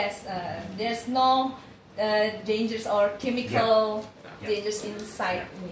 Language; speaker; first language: English; non-native, learner; Indonesian